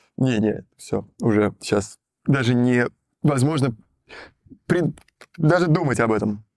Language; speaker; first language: Russian; native; Russian